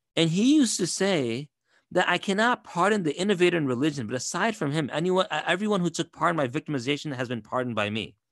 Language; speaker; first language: English; native; English